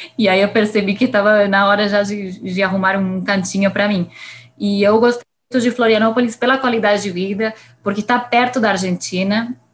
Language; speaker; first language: Portuguese; non-native, fluent; Spanish